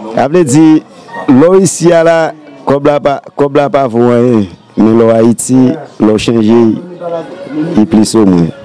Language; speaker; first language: Haitian Creole; early bilingual, heritage; Haitian Creole